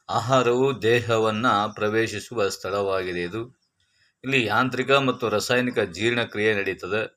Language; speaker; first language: Kannada; native; Kannada